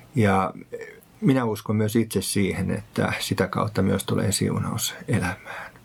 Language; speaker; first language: Finnish; native; Finnish